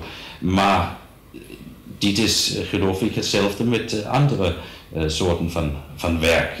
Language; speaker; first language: Dutch; non-native, fluent; Danish